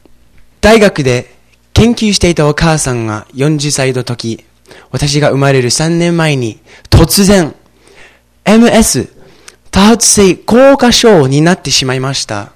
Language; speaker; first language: Japanese; non-native, fluent; English